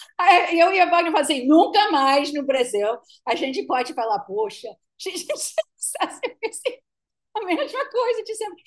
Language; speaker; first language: Portuguese; non-native, fluent; English